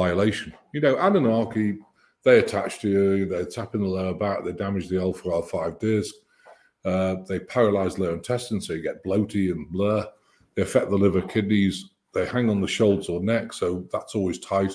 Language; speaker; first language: English; native; English